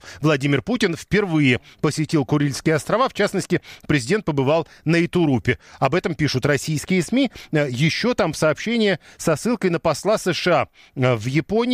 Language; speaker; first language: Russian; native; Russian